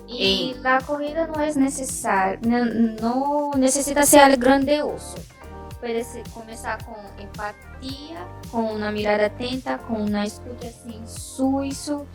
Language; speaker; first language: Spanish; non-native, learner; Portuguese